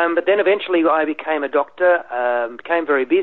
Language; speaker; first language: English; native; English